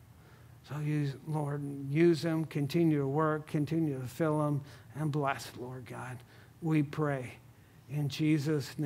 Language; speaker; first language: English; native; English